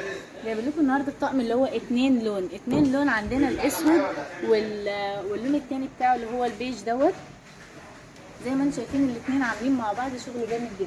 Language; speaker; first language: Arabic; native; Arabic